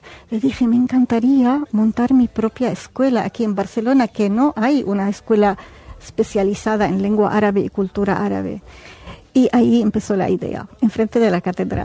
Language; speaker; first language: Spanish; non-native, fluent; Arabic